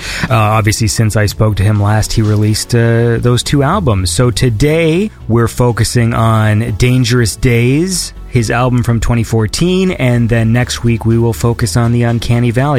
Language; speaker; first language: English; native; English